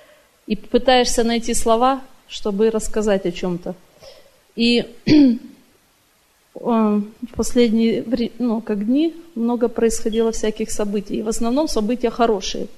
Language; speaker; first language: Russian; native; Russian